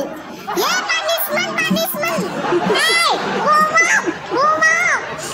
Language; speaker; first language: English; non-native, learner; Indonesian